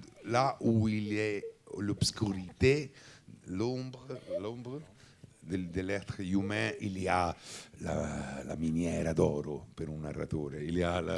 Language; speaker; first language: French; non-native, learner; Italian